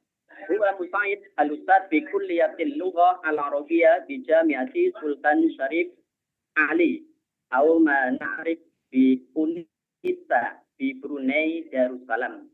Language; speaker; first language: Arabic; non-native, fluent; Indonesian